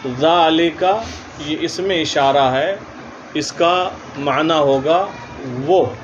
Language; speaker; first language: Urdu; native; Urdu